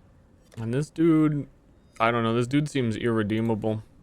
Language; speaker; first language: English; native; English